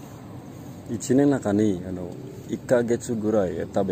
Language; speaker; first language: Japanese; non-native, learner; Indonesian